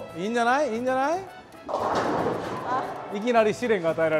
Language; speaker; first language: Japanese; native; Japanese